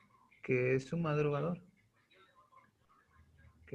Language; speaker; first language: Spanish; native; Spanish